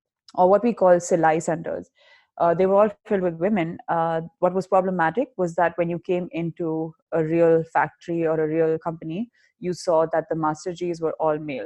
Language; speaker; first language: English; non-native, local second language; Hindi